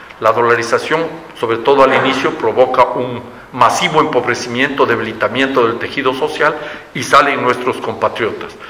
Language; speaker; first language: Spanish; native; Spanish